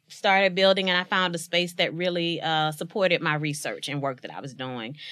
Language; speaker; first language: English; native; English